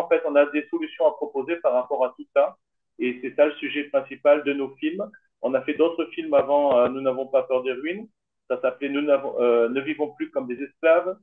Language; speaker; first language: French; native; French